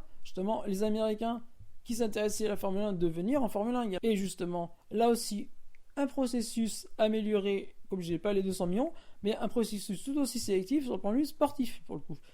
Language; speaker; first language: French; native; French